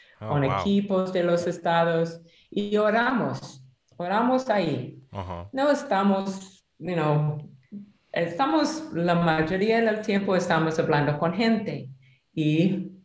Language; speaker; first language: Spanish; non-native, learner; English